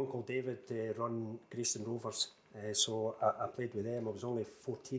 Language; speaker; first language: English; native; English